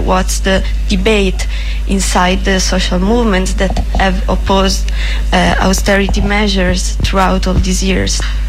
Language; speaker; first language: English; non-native, fluent; Italian